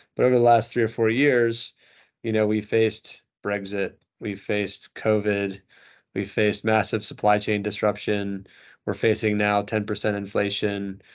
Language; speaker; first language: English; native; English